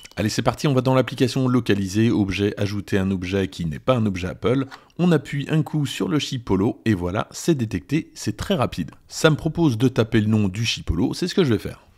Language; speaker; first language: French; native; French